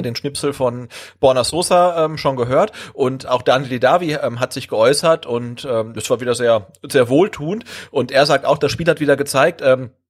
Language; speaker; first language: German; native; German